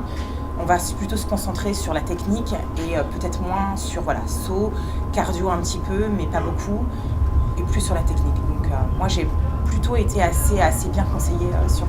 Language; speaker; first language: French; native; French